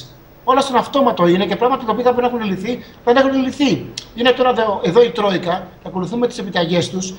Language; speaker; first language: Greek; native; Greek